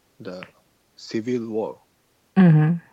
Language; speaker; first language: English; non-native, learner; Japanese